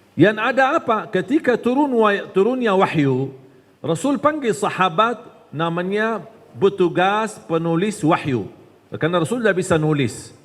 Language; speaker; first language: Malay; non-native, fluent; Arabic